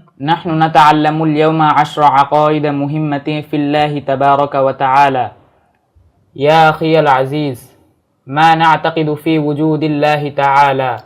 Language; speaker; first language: Arabic; non-native, learner; Bangla